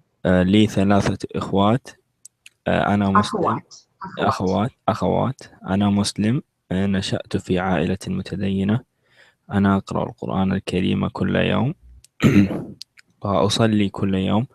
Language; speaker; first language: Arabic; non-native, learner; English